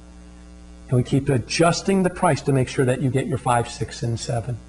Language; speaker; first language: English; native; English